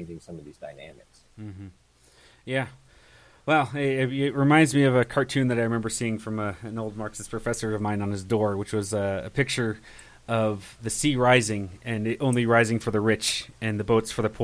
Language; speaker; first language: English; native; English